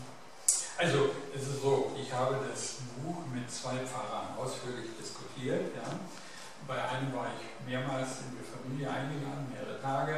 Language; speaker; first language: German; native; German